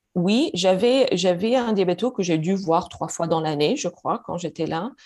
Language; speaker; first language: French; non-native, fluent; English